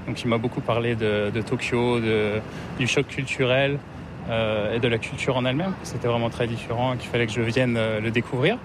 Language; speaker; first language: French; native; French